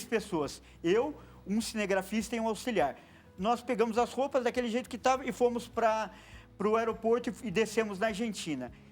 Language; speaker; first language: Portuguese; native; Portuguese